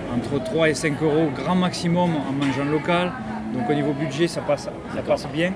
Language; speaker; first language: French; native; French